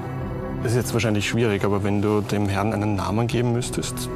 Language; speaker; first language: German; native; German